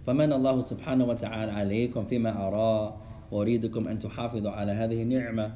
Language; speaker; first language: Arabic; non-native, fluent; English